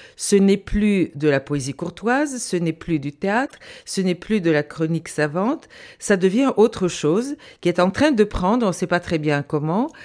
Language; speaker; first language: French; non-native, fluent; Bulgarian